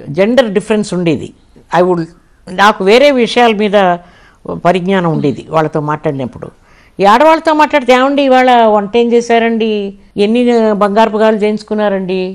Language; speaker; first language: Telugu; non-native, local second language; English